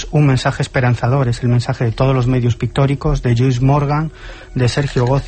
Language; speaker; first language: Spanish; native; Spanish